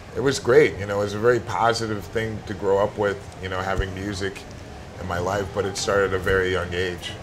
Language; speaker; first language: English; native; English